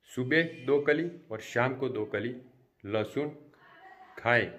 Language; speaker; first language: Hindi; non-native, local second language; Gujarati